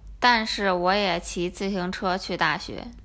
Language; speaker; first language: Chinese; non-native, learner; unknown